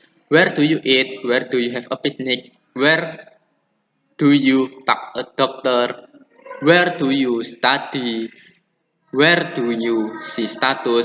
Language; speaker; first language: English; non-native, learner; Indonesian